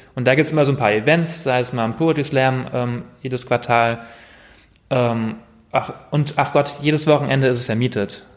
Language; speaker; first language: German; native; German